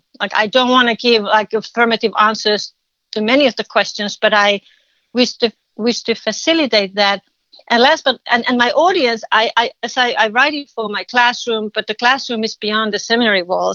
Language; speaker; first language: English; non-native, fluent; Finnish